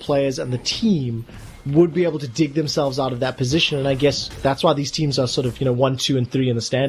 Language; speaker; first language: English; native; English